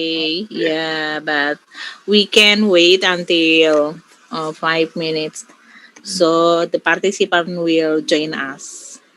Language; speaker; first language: English; non-native, learner; Indonesian